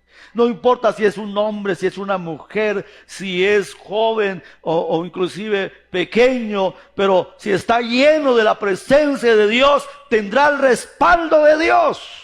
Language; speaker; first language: Spanish; native; Spanish